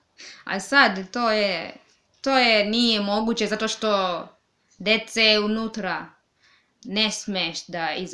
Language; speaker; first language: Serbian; non-native, learner; English